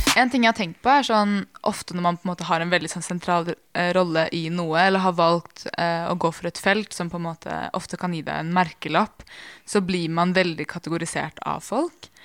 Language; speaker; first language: Norwegian; early bilingual, other home language; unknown